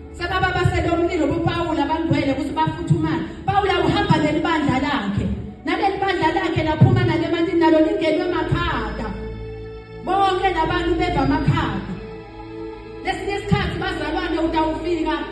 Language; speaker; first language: Zulu; non-native, local second language; Swati